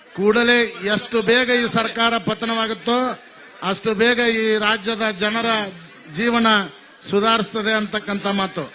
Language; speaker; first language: Kannada; native; Kannada